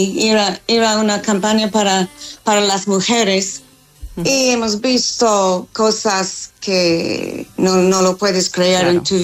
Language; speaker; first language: Spanish; non-native, fluent; English